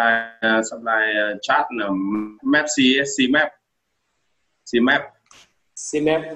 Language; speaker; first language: English; non-native, learner; Vietnamese